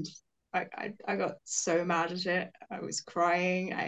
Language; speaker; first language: English; native; English